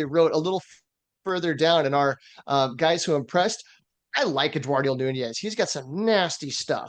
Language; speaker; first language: English; native; English